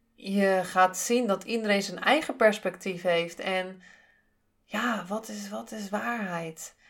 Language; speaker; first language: Dutch; native; Dutch